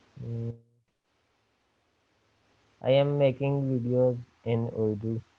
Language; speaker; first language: English; non-native, learner; Urdu